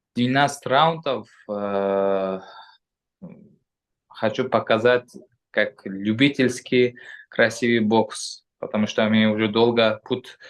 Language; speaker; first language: Russian; non-native, local second language; Uzbek